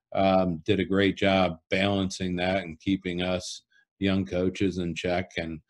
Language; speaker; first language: English; native; English